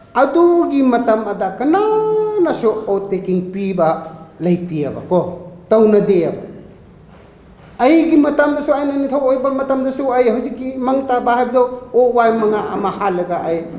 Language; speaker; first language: Manipuri; non-native, local second language; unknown